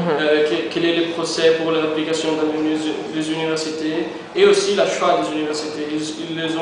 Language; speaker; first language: French; non-native, fluent; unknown